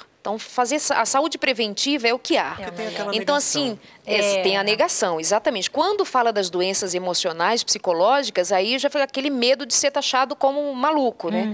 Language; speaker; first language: Portuguese; native; Portuguese